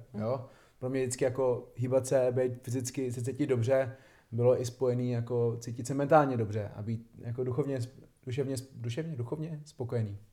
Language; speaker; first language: Czech; non-native, fluent; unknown